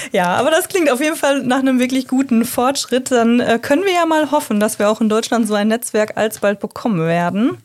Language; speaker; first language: German; native; German